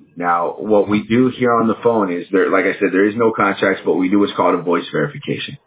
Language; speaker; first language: English; native; English